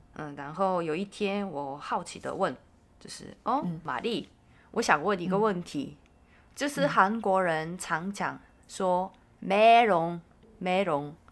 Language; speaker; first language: Chinese; non-native, fluent; Korean